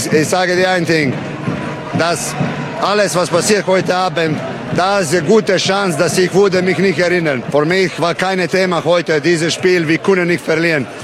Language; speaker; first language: German; non-native, fluent; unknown